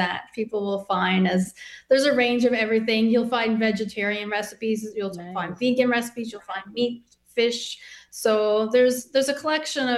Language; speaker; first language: English; native; English